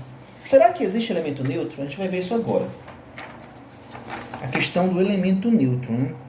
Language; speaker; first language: Portuguese; native; Portuguese